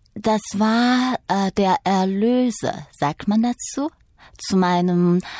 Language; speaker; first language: German; non-native, fluent; Chinese